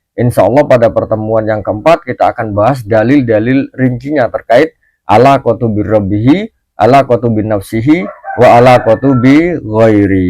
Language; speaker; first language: Indonesian; native; Indonesian